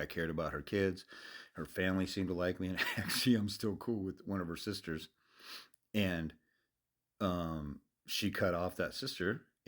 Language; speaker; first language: English; native; English